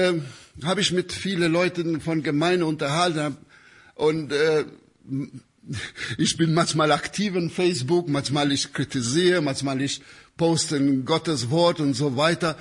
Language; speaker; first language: German; non-native, fluent; Albanian